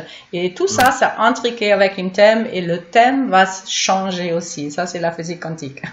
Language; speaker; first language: French; non-native, fluent; German